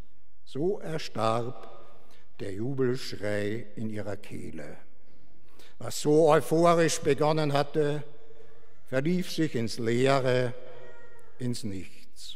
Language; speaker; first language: German; native; German